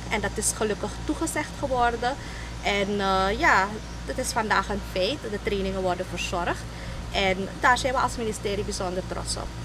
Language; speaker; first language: Dutch; native; Dutch